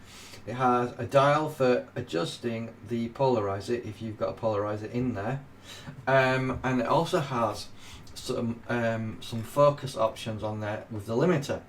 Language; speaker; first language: English; native; English